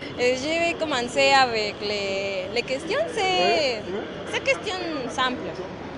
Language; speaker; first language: French; non-native, learner; Spanish